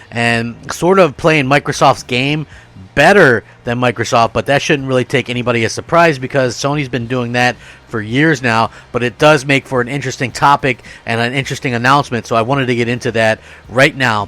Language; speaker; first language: English; native; English